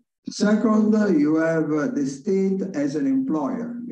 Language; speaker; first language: English; non-native, fluent; Italian